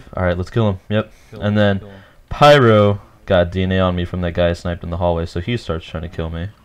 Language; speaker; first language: English; native; English